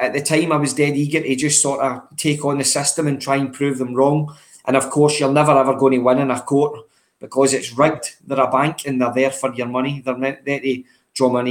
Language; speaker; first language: English; native; English